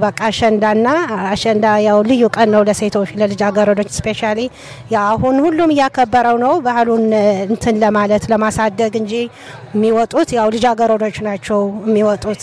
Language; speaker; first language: Amharic; non-native, local second language; Tigrinya